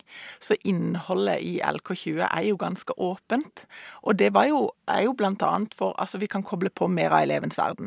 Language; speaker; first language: Norwegian; native; Norwegian